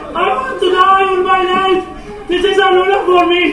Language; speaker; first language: English; non-native, fluent; Arabic